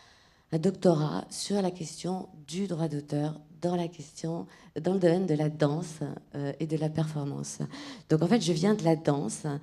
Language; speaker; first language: French; native; French